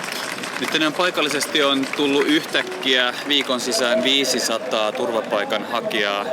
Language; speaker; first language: Finnish; native; Finnish